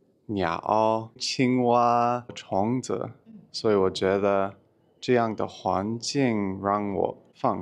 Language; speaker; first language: Chinese; non-native, learner; English